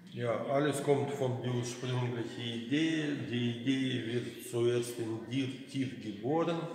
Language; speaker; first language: German; non-native, learner; Russian